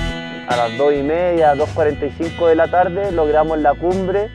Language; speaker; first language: Spanish; native; Spanish